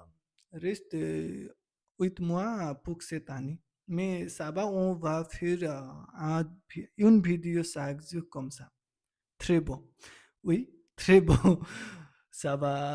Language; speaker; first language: French; non-native, learner; Nepali